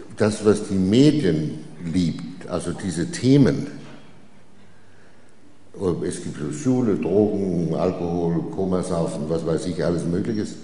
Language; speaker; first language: German; non-native, fluent; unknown